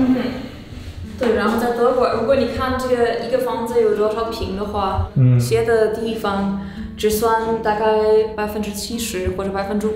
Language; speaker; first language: Chinese; early bilingual, heritage; Chinese